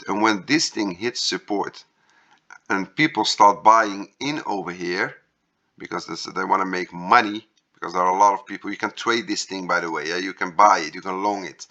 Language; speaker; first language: English; non-native, fluent; Dutch